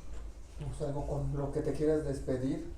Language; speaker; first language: Spanish; native; Spanish